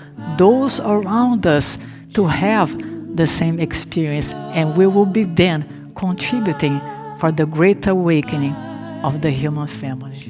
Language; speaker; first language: English; non-native, fluent; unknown